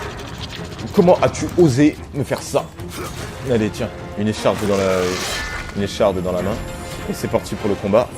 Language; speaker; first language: French; native; French